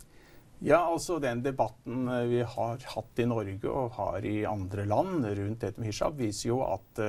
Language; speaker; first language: Norwegian; native; Norwegian